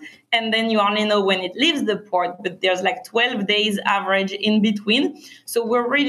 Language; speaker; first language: English; non-native, fluent; French